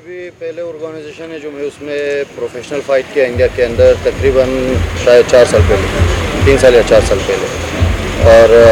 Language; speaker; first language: Hindi; non-native, fluent; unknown